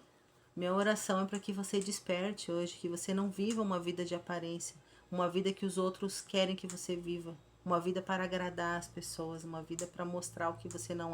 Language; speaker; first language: Portuguese; native; Portuguese